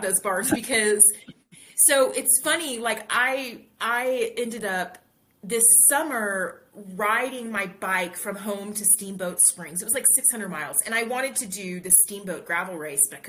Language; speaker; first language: English; native; English